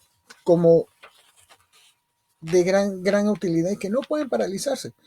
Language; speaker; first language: Spanish; native; Spanish